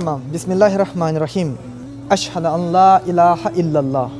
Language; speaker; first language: Arabic; non-native, learner; Japanese